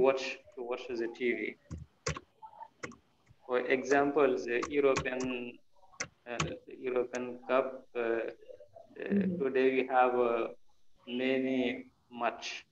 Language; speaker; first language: English; non-native, learner; French